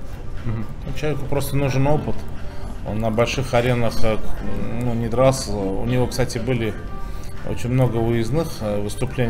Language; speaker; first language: Russian; native; Russian